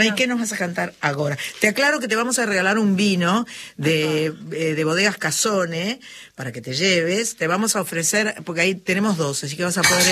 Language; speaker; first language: Spanish; native; Spanish